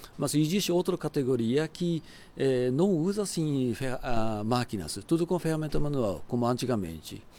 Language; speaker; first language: Portuguese; non-native, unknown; Japanese